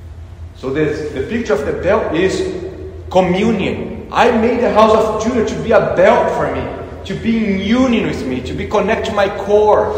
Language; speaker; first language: English; non-native, fluent; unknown